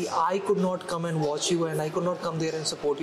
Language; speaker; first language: English; non-native, local second language; Punjabi